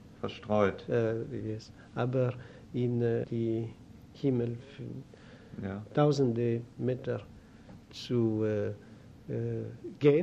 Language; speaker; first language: German; non-native, learner; Greek